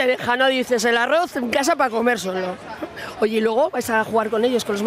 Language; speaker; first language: Spanish; native; Spanish